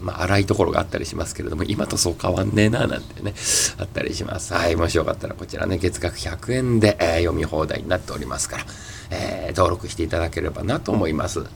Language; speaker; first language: Japanese; native; Japanese